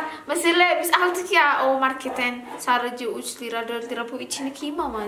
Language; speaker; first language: Turkish; non-native, learner; Indonesian